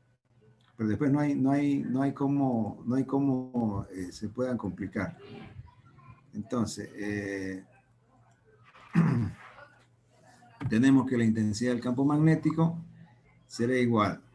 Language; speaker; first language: Spanish; native; Spanish